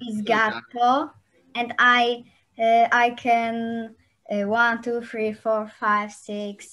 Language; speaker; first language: English; non-native, learner; Polish